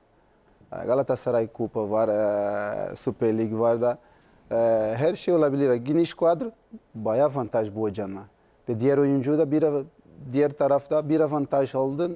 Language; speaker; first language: Turkish; non-native, learner; Portuguese